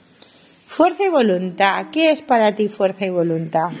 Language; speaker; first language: Spanish; native; Spanish